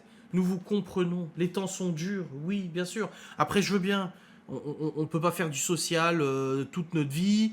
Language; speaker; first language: French; native; French